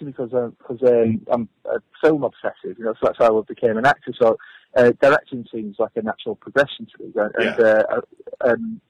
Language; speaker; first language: English; native; English